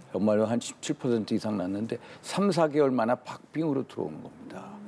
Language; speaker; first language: Korean; native; Korean